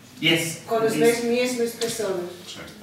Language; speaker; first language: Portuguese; non-native, learner; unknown